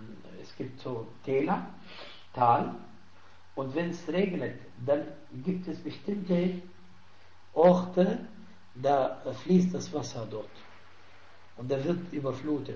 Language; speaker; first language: German; non-native, fluent; Arabic